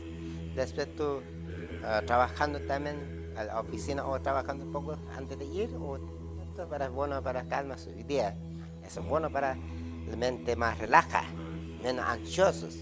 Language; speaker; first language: Spanish; non-native, learner; Ladakhi